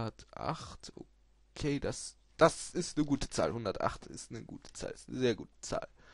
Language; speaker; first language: German; native; German